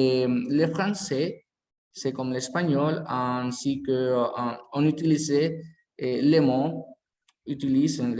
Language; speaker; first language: French; non-native, learner; Spanish